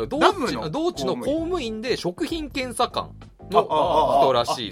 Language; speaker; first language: Japanese; native; Japanese